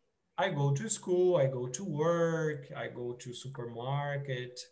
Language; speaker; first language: English; non-native, fluent; Portuguese